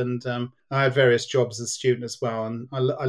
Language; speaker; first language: English; native; English